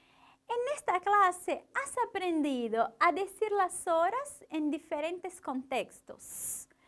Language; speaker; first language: Spanish; non-native, fluent; Portuguese